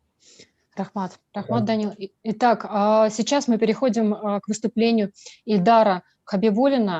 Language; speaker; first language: Russian; native; Russian